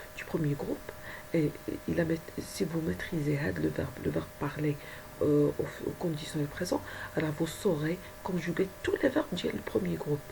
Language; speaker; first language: French; non-native, local second language; Arabic